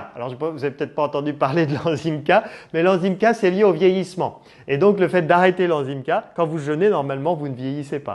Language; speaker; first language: French; native; French